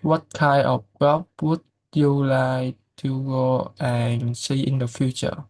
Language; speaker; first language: English; non-native, learner; Vietnamese